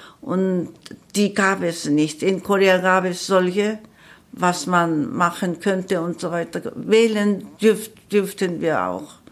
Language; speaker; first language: German; non-native, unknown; Korean